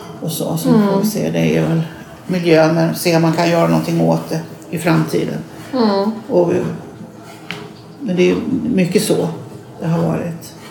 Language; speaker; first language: Swedish; native; Swedish